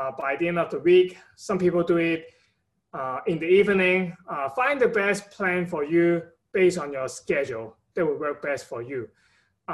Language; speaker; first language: English; non-native, local second language; Cantonese